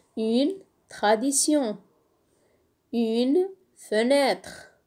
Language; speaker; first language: French; non-native, local second language; Arabic